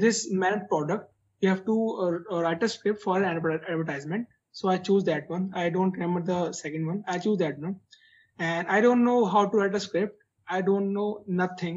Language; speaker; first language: English; non-native, local second language; Hindi